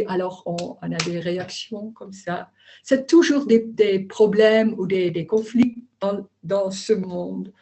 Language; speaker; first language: French; non-native, learner; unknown